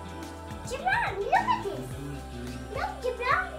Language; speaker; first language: English; early bilingual, other home language; Bangla